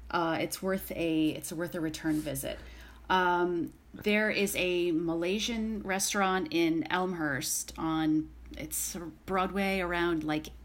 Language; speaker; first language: English; native; English